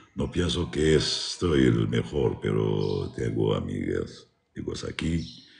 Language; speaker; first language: Spanish; non-native, learner; French